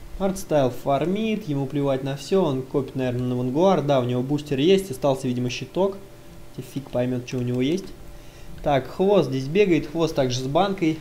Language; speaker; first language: Russian; native; Russian